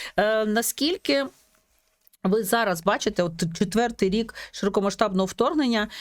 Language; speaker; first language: Ukrainian; native; Ukrainian